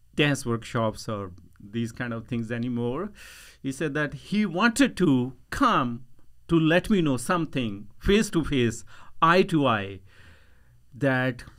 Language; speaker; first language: English; non-native, local second language; Punjabi